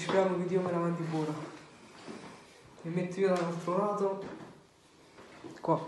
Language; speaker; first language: Italian; native; Italian